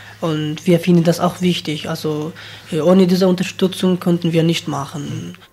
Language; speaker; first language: German; non-native, learner; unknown